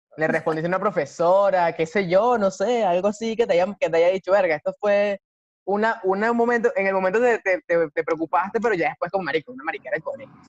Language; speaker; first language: Spanish; native; Spanish